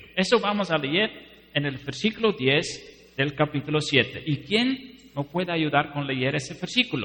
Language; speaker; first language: Spanish; non-native, fluent; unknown